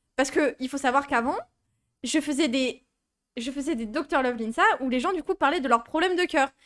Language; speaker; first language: French; native; French